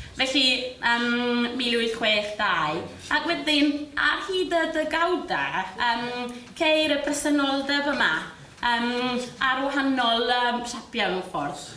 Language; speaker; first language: Welsh; non-native, fluent; Spanish